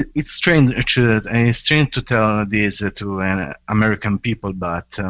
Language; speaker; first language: English; non-native, fluent; Italian